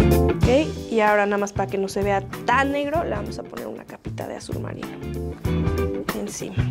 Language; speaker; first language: Spanish; native; Spanish